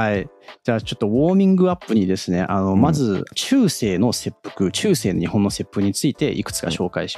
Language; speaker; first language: Japanese; native; Japanese